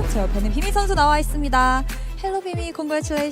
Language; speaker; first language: Korean; native; Korean